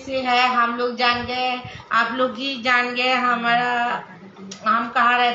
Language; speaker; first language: Hindi; non-native, local second language; Bangla